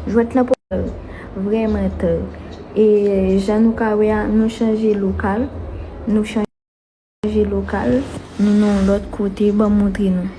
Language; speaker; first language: French; non-native, learner; Haitian Creole